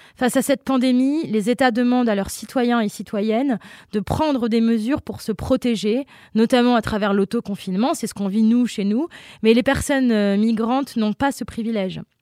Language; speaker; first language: French; native; French